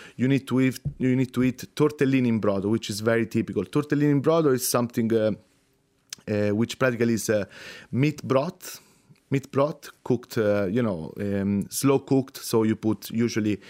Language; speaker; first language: English; non-native, fluent; Italian